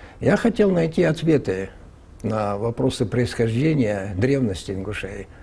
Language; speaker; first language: Russian; non-native, local second language; Ingush